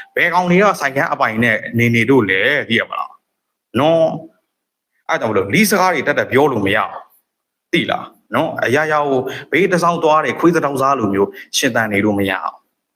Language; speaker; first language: Burmese; native; Burmese